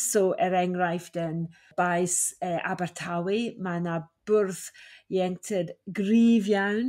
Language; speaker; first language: Welsh; non-native, fluent; English